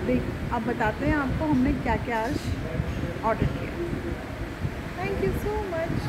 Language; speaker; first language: Hindi; native; Hindi